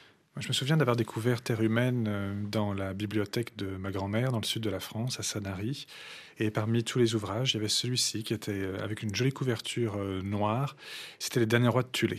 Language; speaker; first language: French; native; French